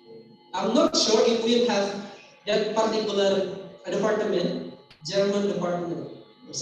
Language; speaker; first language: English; non-native, fluent; Indonesian